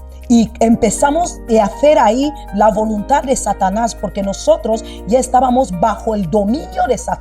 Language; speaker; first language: Spanish; non-native, local second language; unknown